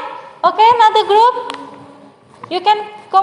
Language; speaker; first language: English; non-native, learner; Indonesian